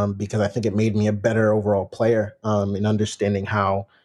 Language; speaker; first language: English; native; English